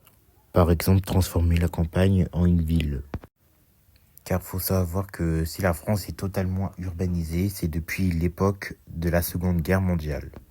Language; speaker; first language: French; native; French